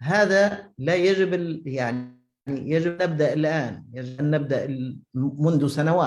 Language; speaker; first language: Arabic; native; Arabic